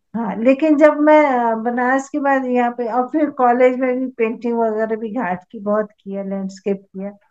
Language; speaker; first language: Hindi; native; Hindi